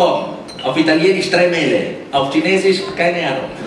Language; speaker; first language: German; non-native, fluent; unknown